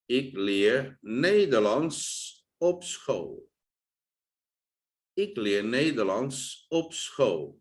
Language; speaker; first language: Dutch; non-native, fluent; Thai